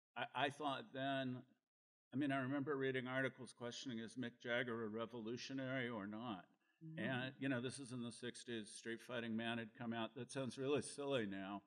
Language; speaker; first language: English; native; English